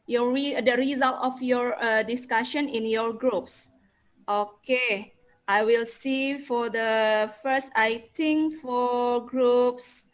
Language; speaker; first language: English; non-native, learner; Indonesian